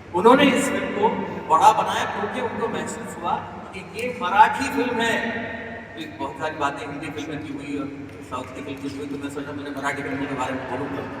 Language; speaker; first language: Hindi; non-native, local second language; Marathi